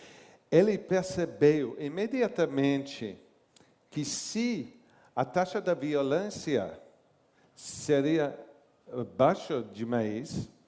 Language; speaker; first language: Portuguese; non-native, learner; English